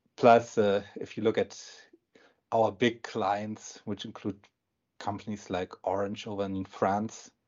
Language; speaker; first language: English; non-native, fluent; German